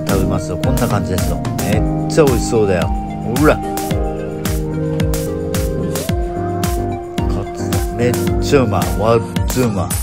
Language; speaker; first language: Japanese; native; Japanese